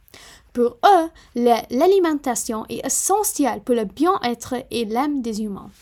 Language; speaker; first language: French; non-native, fluent; Punjabi